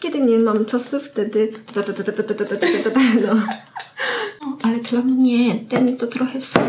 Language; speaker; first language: Polish; non-native, learner; Korean